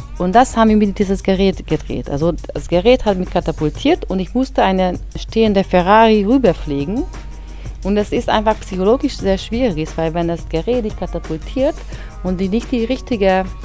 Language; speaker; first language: German; non-native, fluent; Hungarian